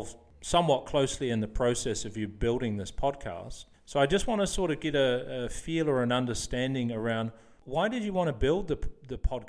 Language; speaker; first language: English; native; English